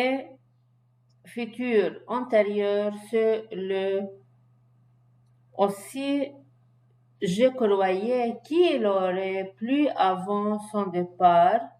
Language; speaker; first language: French; non-native, fluent; Arabic